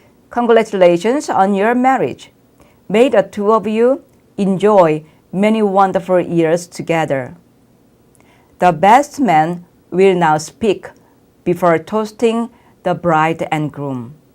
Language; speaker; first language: English; non-native, fluent; Korean